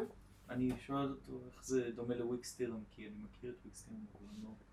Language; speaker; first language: Hebrew; native; Hebrew